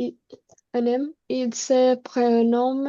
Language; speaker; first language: French; non-native, learner; Spanish